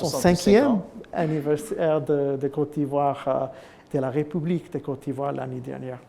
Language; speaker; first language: French; non-native, fluent; English